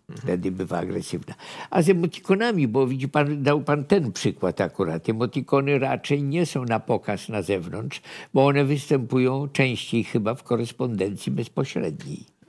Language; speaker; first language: Polish; native; Polish